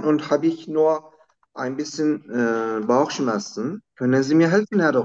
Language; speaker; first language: German; non-native, learner; Turkish